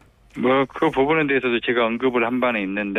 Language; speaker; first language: Korean; native; Korean